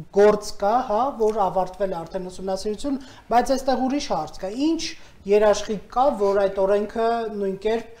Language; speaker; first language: Armenian; native; Armenian